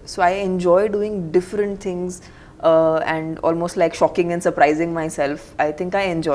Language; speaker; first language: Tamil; non-native, local second language; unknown